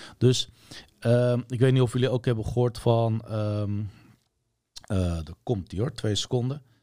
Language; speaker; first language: Dutch; early bilingual, other home language; Turkish